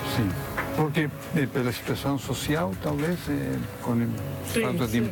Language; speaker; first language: Portuguese; non-native, learner; Spanish